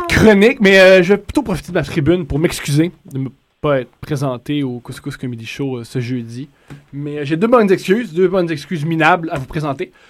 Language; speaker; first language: French; native; French